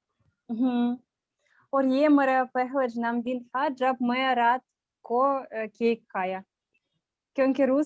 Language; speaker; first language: Hindi; non-native, learner; Russian